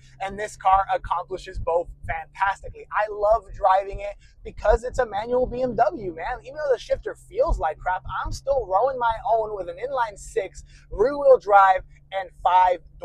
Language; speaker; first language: English; native; English